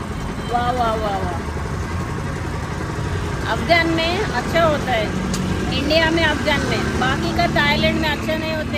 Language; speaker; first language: Hindi; non-native, local second language; Telugu